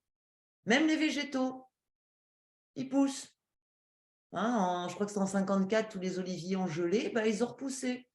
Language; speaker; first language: French; native; French